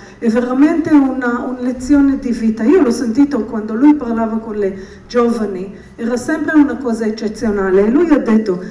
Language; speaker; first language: Italian; non-native, fluent; Hebrew